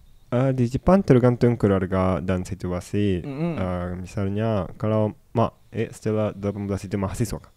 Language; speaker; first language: Indonesian; non-native, fluent; Japanese